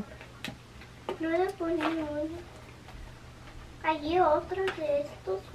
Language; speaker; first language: Spanish; early bilingual, heritage; English